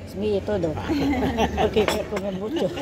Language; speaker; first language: Spanish; non-native, learner; Filipino